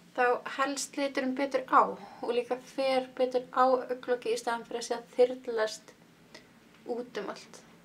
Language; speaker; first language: Icelandic; early bilingual, heritage; Icelandic